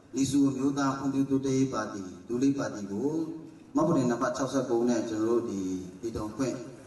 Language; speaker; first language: Burmese; non-native, local second language; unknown